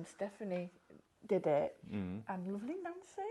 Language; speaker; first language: English; native; English